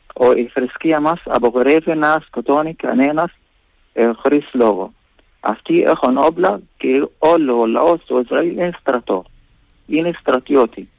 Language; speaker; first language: Greek; non-native, learner; Arabic